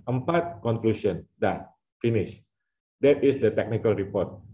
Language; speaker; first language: English; non-native, fluent; Indonesian